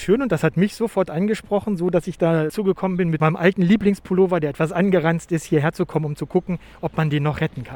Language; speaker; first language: German; native; German